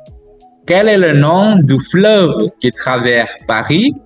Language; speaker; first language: French; non-native, fluent; Indonesian